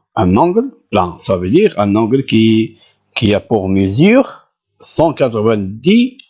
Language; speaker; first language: French; non-native, local second language; Arabic